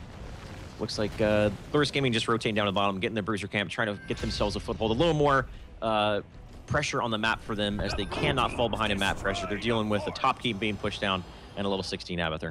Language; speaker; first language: English; native; English